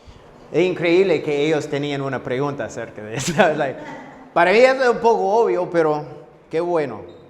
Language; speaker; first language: Spanish; non-native, fluent; English